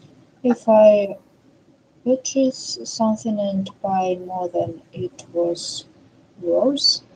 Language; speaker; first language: English; non-native, learner; Russian